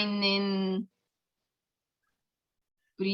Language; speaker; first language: German; non-native, learner; Spanish